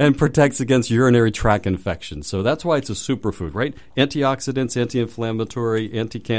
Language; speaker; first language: English; native; English